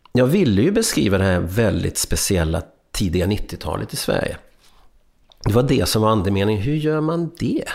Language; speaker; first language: Swedish; early bilingual, other home language; Hungarian